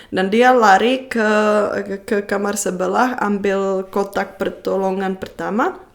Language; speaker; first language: Indonesian; non-native, fluent; Czech